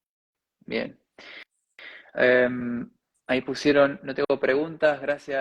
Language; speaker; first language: Spanish; native; Spanish